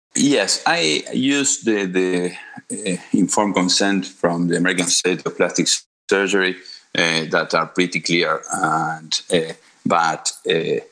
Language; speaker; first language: English; non-native, fluent; Spanish